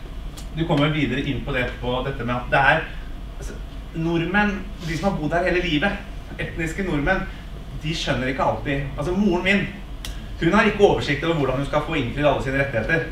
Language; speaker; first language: Norwegian; native; Norwegian